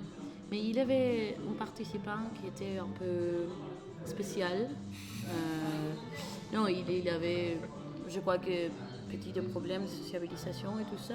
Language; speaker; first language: French; non-native, learner; Spanish